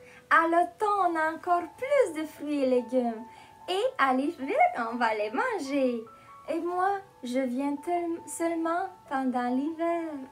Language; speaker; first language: French; non-native, fluent; Romanian